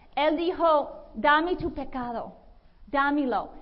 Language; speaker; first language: Spanish; non-native, fluent; English